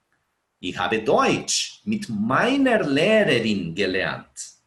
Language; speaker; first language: German; non-native, fluent; Portuguese